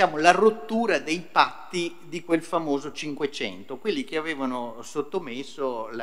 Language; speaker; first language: Italian; native; Italian